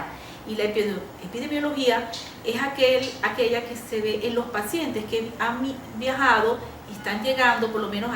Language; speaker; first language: Spanish; native; Spanish